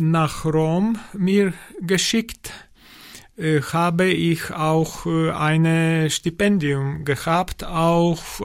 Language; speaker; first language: German; non-native, learner; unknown